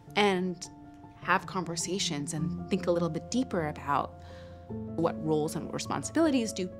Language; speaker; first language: English; native; English